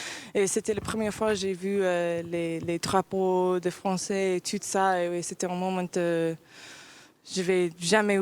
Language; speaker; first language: French; early bilingual, heritage; English